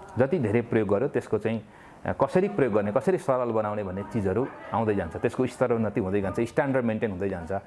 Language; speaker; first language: Nepali; non-native, local second language; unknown